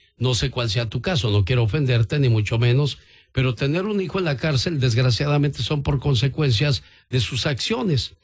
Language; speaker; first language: Spanish; native; Spanish